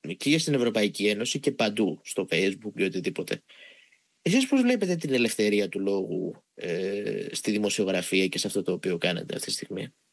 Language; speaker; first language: Greek; native; Greek